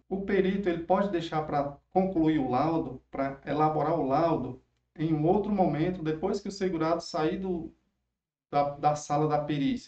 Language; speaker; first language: Portuguese; native; Portuguese